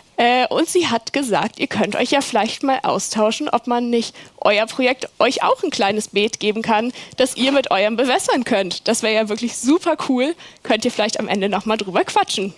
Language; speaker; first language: German; native; German